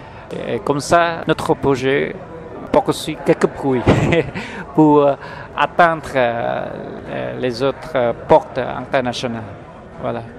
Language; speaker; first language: French; non-native, fluent; Khmer